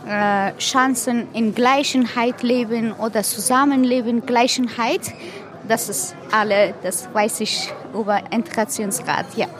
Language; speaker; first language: German; non-native, learner; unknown